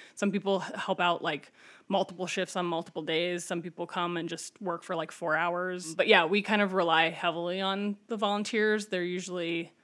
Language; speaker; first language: English; native; English